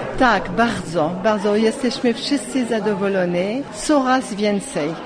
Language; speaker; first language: Polish; early bilingual, heritage; Polish